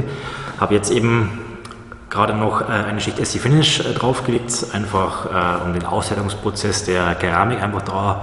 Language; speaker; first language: German; native; German